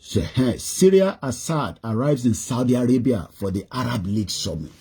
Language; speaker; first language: English; non-native, local second language; Yoruba